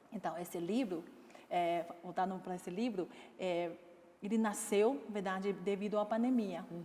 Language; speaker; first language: Portuguese; non-native, fluent; Chinese